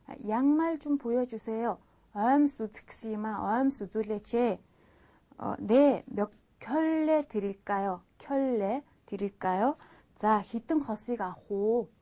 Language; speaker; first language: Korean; non-native, fluent; Mongolian